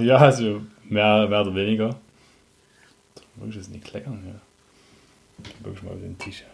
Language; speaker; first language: German; native; German